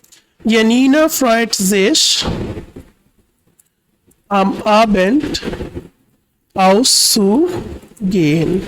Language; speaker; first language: German; non-native, fluent; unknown